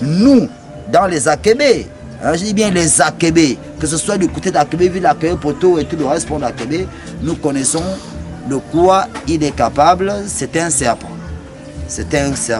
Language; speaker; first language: French; non-native, local second language; Fang